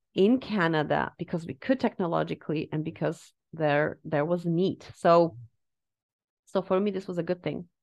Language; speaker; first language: English; non-native, fluent; Slovak